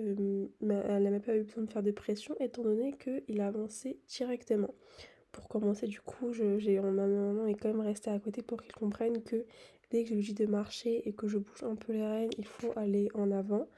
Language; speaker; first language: French; native; French